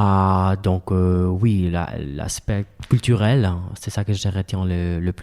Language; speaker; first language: French; non-native, fluent; Spanish